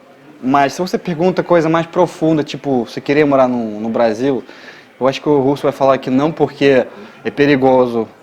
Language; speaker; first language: Portuguese; non-native, fluent; Russian